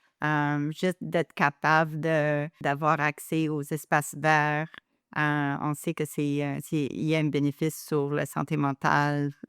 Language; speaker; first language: French; non-native, local second language; English